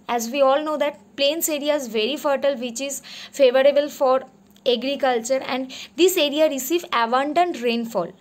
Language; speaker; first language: English; non-native, local second language; Bangla